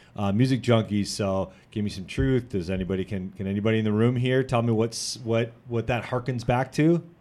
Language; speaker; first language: English; native; English